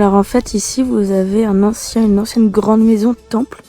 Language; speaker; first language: French; native; French